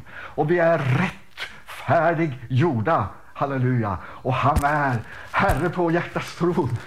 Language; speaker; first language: Swedish; native; Swedish